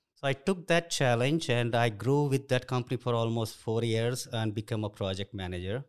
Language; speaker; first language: English; non-native, local second language; Gujarati